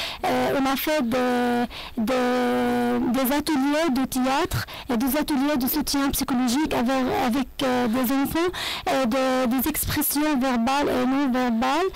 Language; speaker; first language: French; non-native, learner; Arabic